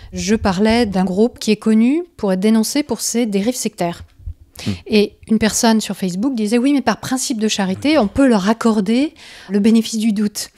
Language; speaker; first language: French; native; French